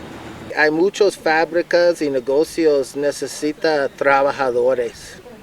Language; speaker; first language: Spanish; non-native, learner; English